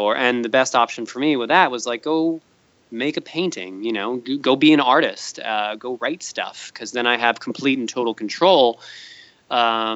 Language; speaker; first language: English; native; English